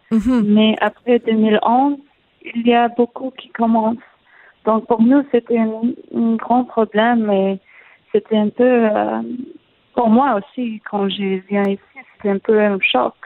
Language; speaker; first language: French; non-native, learner; Arabic